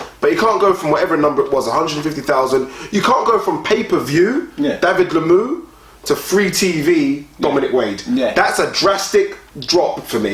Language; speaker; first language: English; native; English